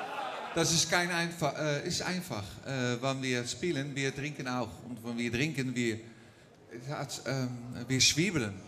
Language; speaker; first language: German; non-native, learner; Dutch